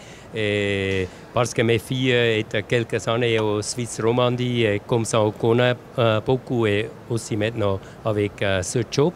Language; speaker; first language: French; non-native, local second language; German